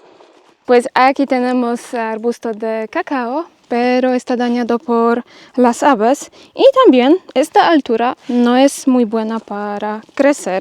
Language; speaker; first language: Spanish; non-native, learner; Polish